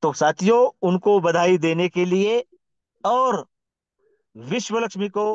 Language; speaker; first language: Hindi; non-native, local second language; Marathi